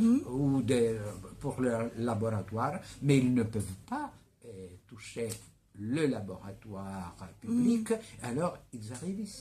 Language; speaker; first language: French; non-native, fluent; Greek